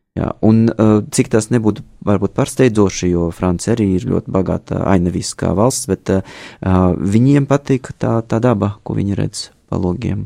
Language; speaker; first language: Latvian; non-native, fluent; Russian